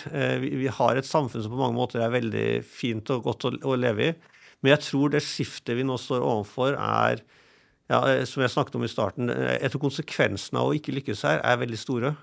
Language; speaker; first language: Norwegian; non-native, fluent; German